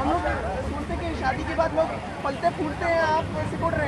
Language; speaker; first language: Hindi; native; Hindi